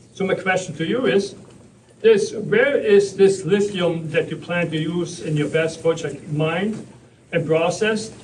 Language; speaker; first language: English; non-native, fluent; German